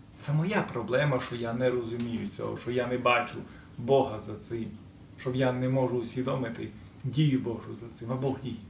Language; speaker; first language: Ukrainian; native; Ukrainian